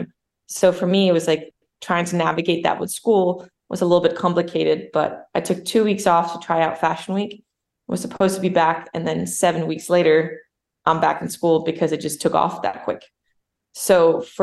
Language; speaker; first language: English; non-native, fluent; Danish